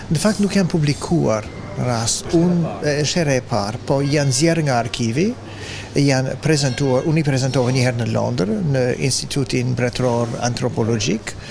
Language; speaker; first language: Albanian; non-native, fluent; English